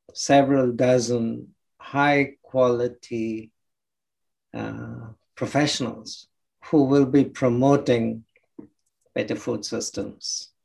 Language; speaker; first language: English; non-native, local second language; Telugu